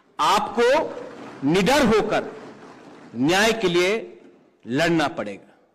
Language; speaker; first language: Hindi; non-native, local second language; Kok Borok